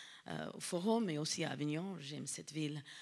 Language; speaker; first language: French; non-native, fluent; English